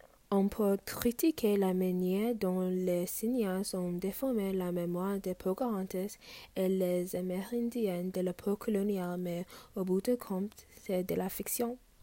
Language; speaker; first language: French; non-native, fluent; English